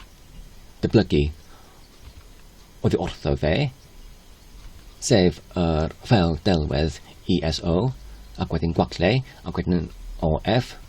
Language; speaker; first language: Welsh; non-native, learner; Polish